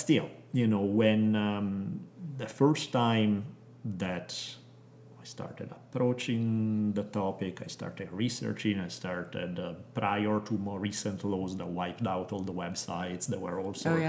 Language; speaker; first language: English; non-native, fluent; Italian